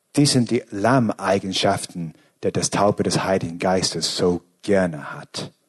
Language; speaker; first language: German; non-native, fluent; English